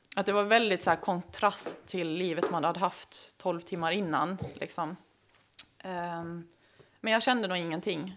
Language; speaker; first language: Swedish; native; Swedish